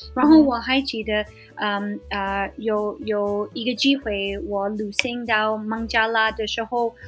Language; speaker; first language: Chinese; non-native, fluent; English